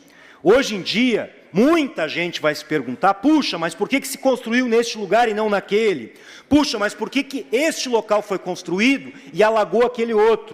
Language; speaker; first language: Portuguese; native; Portuguese